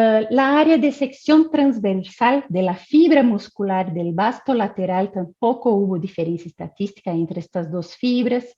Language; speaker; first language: Spanish; non-native, fluent; Portuguese